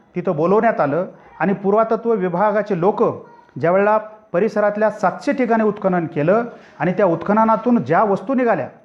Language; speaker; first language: Marathi; non-native, local second language; Lambadi